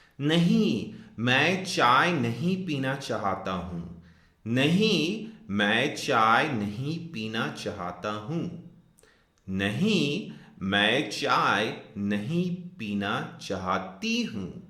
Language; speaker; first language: Hindi; non-native, fluent; English